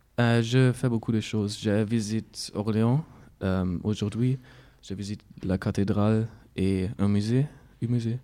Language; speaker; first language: French; non-native, learner; German